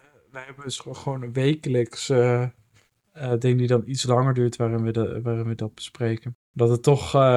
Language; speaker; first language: Dutch; native; Dutch